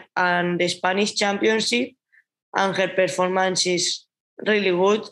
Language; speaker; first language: English; non-native, learner; Spanish